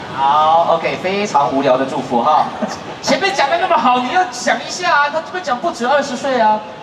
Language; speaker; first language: Chinese; native; Chinese